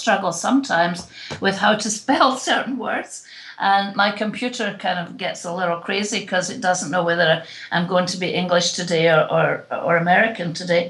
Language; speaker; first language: English; native; English